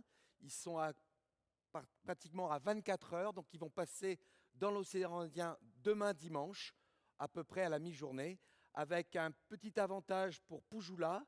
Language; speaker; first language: French; native; French